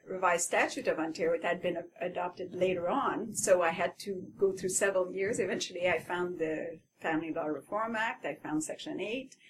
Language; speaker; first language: English; non-native, fluent; French